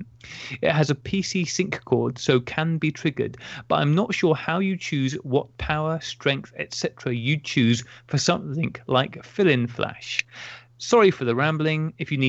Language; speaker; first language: English; native; English